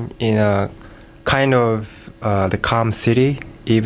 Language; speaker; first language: English; non-native, learner; Japanese